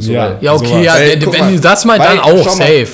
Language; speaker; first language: German; native; German